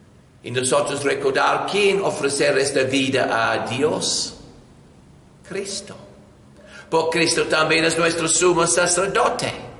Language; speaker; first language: Spanish; non-native, learner; English